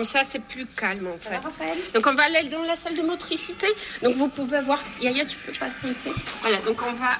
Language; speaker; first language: French; native; French